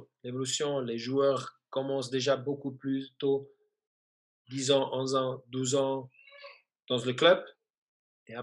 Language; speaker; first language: French; non-native, fluent; German